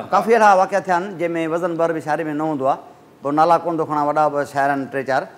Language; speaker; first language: Sindhi; native; Sindhi